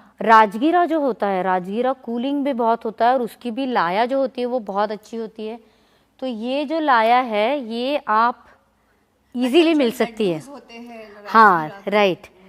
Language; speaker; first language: Hindi; non-native, local second language; Marathi